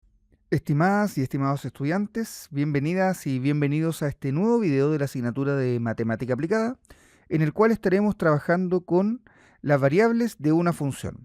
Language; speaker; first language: Spanish; native; Spanish